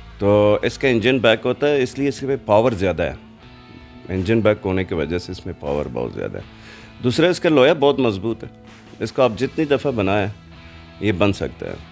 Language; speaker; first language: Urdu; non-native, local second language; Punjabi